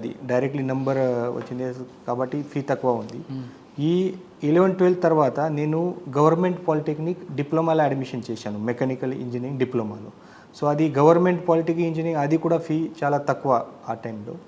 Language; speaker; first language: Telugu; non-native, learner; Marathi